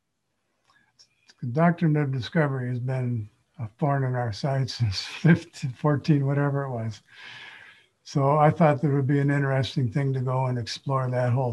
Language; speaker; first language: English; native; English